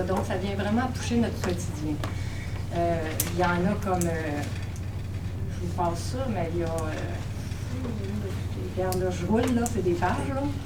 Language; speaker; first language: French; native; French